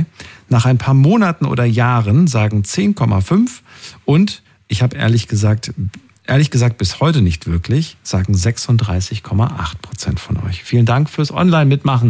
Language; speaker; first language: German; native; German